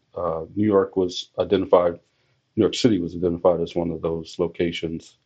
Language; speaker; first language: English; native; English